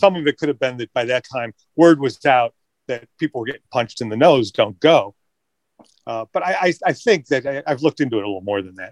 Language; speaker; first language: English; native; English